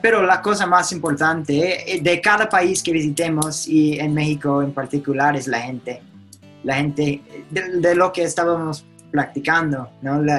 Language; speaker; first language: Spanish; non-native, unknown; English